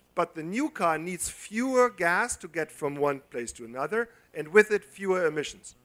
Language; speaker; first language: English; non-native, fluent; German